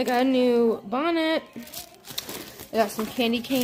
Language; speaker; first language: English; native; English